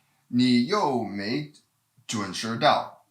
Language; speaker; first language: Chinese; non-native, fluent; English